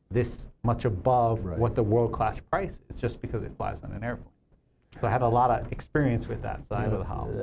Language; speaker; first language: English; native; English